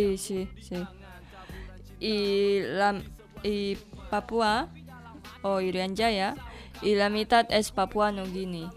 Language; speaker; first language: Catalan; non-native, learner; Indonesian